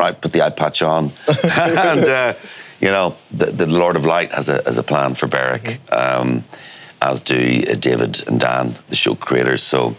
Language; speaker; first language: English; native; English